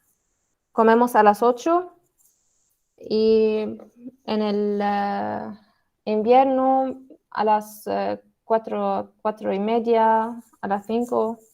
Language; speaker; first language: Spanish; non-native, learner; Arabic